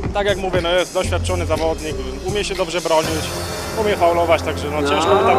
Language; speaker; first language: Polish; native; Polish